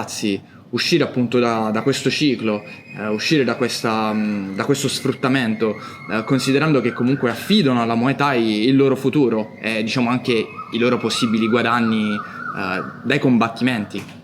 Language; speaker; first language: Italian; native; Italian